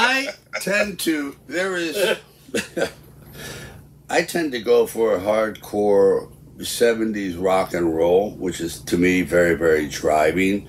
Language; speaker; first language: English; native; English